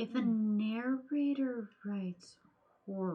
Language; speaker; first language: English; native; English